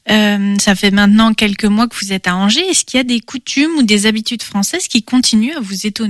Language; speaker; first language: French; native; French